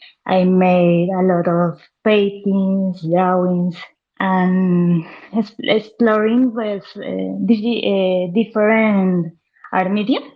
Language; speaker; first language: English; non-native, learner; Spanish